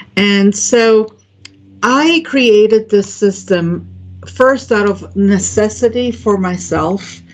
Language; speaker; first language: English; non-native, fluent; Greek